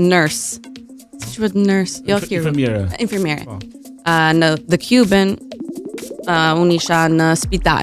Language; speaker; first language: Albanian; early bilingual, heritage; Albanian